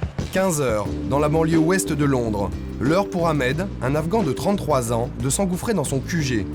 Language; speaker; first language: French; native; French